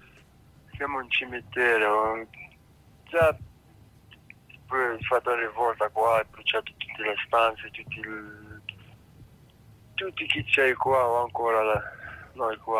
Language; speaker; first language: Italian; non-native, learner; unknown